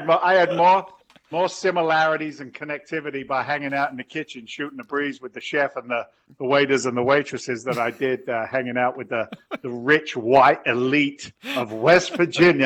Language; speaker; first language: English; native; English